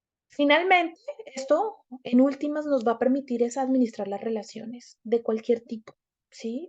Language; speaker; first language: Spanish; native; Spanish